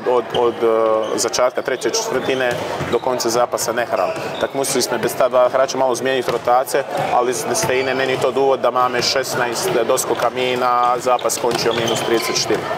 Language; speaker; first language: Czech; non-native, learner; Croatian